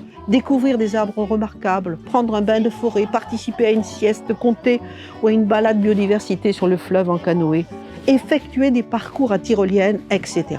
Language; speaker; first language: French; native; French